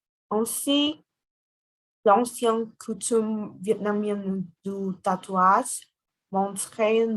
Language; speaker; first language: French; non-native, learner; Vietnamese